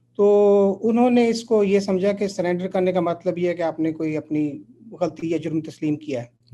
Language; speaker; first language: Urdu; native; Urdu